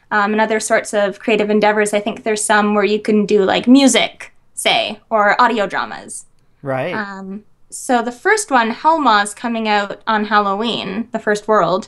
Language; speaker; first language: English; native; English